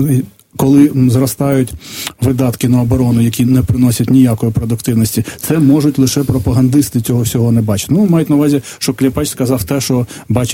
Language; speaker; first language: Ukrainian; native; Ukrainian